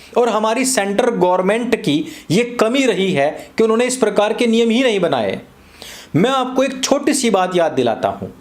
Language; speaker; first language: Hindi; native; Hindi